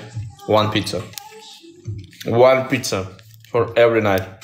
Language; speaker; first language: English; non-native, learner; Russian